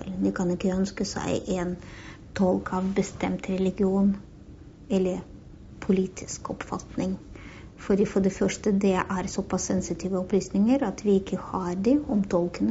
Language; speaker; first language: Norwegian; non-native, fluent; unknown